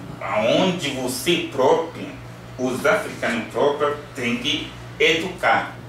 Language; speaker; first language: Portuguese; non-native, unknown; Yoruba